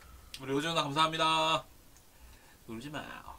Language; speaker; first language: Korean; native; Korean